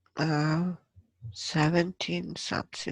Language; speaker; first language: English; non-native, fluent; German